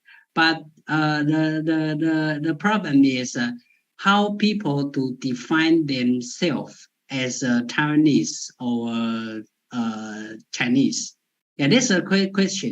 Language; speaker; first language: English; non-native, fluent; Chinese